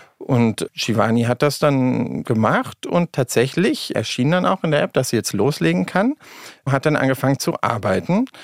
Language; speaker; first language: German; native; German